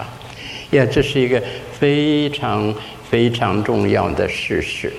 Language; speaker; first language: Chinese; native; Chinese